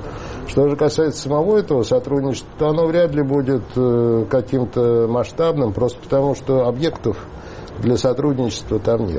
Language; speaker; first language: Russian; native; Russian